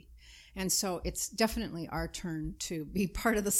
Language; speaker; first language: English; native; English